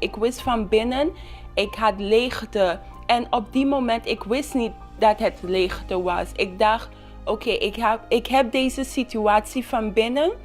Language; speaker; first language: Dutch; non-native, local second language; Papiamento